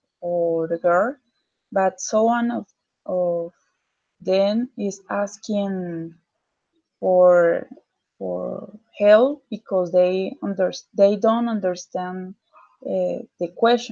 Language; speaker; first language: English; non-native, learner; Spanish